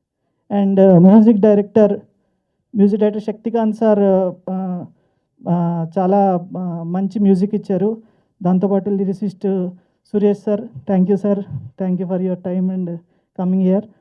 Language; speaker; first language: Telugu; native; Telugu